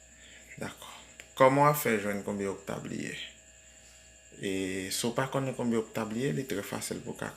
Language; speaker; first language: French; non-native, learner; Haitian Creole